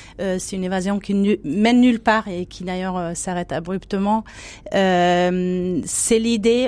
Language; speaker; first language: French; non-native, fluent; German